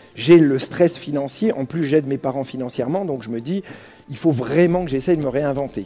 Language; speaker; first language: French; early bilingual, other home language; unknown